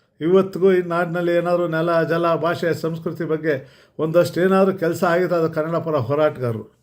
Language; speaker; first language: Kannada; native; Kannada